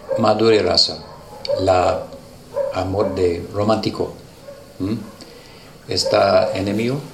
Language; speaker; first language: Spanish; non-native, learner; English